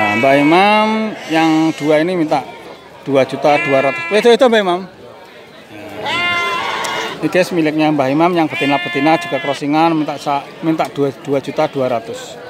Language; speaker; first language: Indonesian; non-native, local second language; Javanese